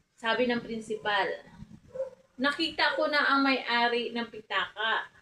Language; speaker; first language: Filipino; native; Filipino